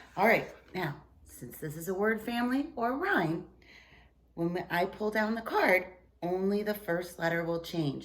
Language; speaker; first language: English; native; English